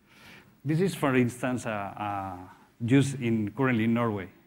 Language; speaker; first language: English; non-native, fluent; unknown